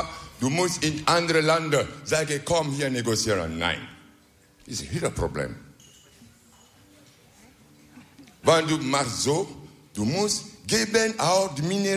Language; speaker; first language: Dutch; non-native, learner; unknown